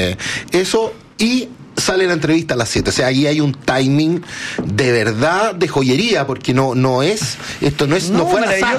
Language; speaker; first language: Spanish; native; Spanish